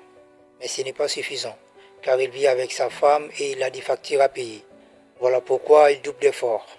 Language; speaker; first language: French; native; French